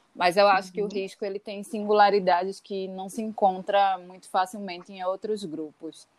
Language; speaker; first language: Portuguese; native; Portuguese